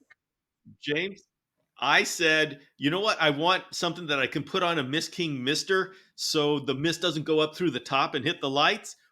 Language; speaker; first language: English; native; English